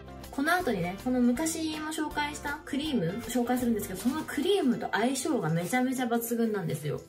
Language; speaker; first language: Japanese; native; Japanese